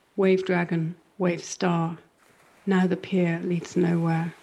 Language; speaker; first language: English; native; English